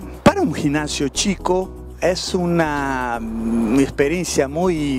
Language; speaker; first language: Spanish; non-native, fluent; Portuguese